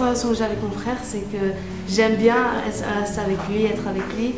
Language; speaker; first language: French; early bilingual, heritage; French